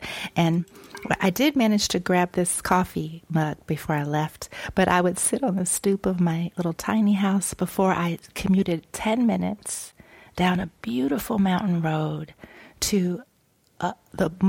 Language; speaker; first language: English; native; English